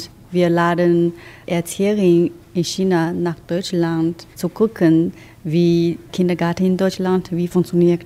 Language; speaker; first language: German; non-native, learner; Chinese